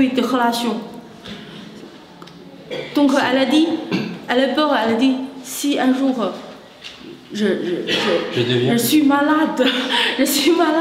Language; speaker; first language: French; non-native, learner; Chinese